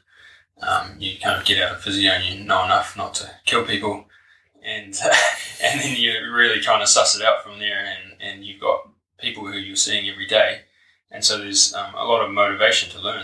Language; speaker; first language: English; native; English